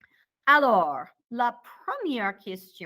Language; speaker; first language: French; non-native, fluent; English